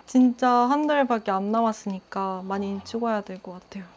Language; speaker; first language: Korean; non-native, fluent; Japanese